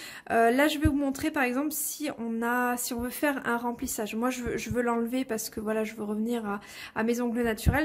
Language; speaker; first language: French; native; French